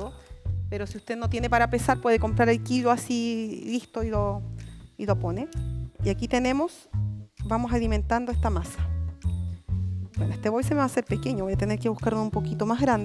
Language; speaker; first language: Spanish; native; Spanish